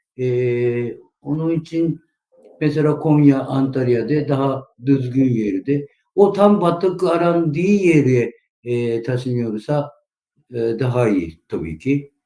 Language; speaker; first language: Turkish; non-native, learner; Japanese